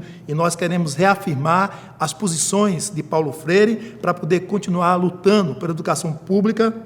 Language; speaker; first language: Portuguese; native; Portuguese